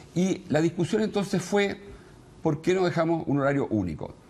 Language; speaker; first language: Spanish; native; Spanish